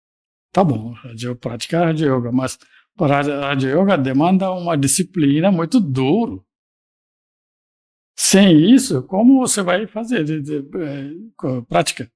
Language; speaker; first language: Portuguese; non-native, fluent; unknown